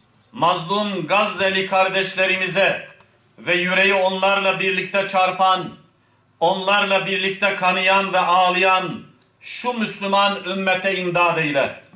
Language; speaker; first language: Turkish; native; Turkish